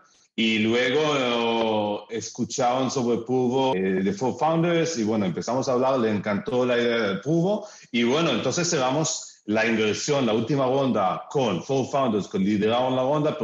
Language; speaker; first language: Spanish; early bilingual, heritage; Spanish